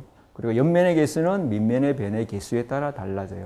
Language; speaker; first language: Korean; native; Korean